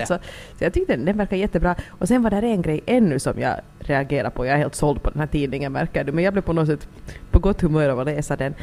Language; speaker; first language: Swedish; native; Swedish